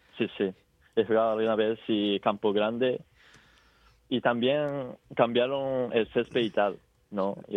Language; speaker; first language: Spanish; non-native, fluent; Japanese